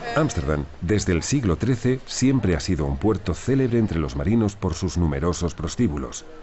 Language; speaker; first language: Spanish; native; Spanish